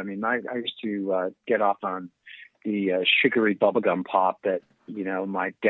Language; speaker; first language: English; native; English